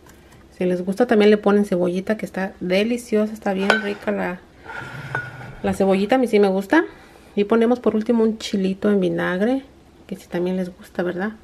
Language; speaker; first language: Spanish; native; Spanish